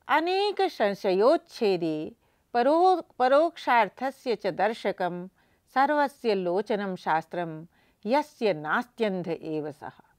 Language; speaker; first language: Hindi; native; Hindi